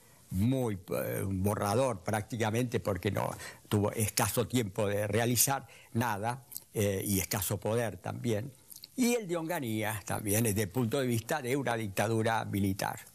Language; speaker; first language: Spanish; native; Spanish